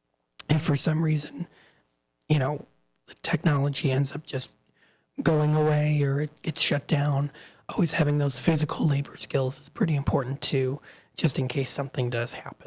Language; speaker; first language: English; native; English